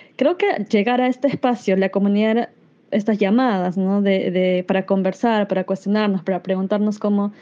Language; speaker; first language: Spanish; native; Spanish